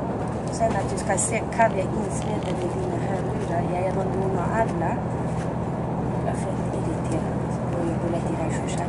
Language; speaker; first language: Swedish; non-native, local second language; Spanish